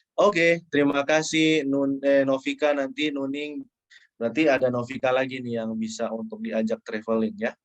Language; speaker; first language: Indonesian; native; Indonesian